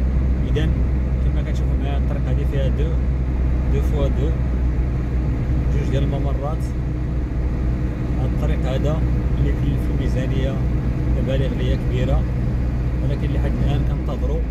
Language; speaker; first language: Arabic; native; Arabic